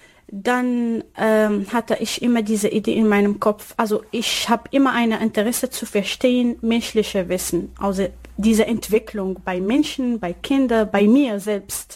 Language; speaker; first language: German; non-native, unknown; Arabic